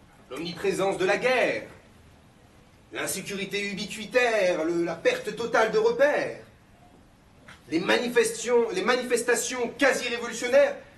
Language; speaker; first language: French; native; French